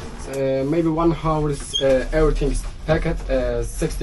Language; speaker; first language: English; non-native, learner; Turkish